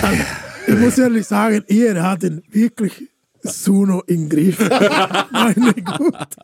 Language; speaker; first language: German; non-native, fluent; Spanish